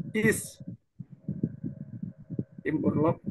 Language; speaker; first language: German; non-native, learner; Indonesian